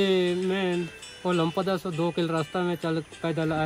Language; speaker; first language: Hindi; non-native, local second language; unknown